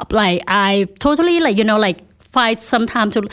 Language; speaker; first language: English; non-native, fluent; Thai